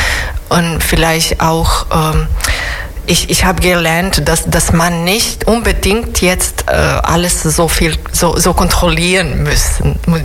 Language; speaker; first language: German; non-native, fluent; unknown